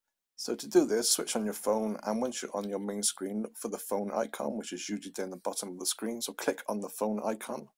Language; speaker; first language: English; native; English